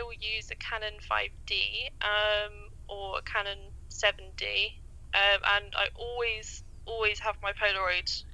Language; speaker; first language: English; native; English